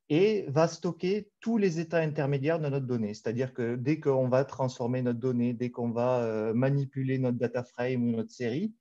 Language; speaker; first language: French; native; French